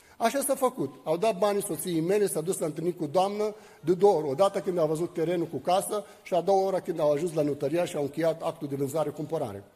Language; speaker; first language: Romanian; non-native, fluent; Arabic